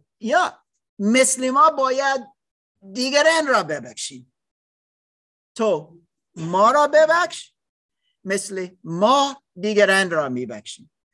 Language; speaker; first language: Persian; non-native, learner; English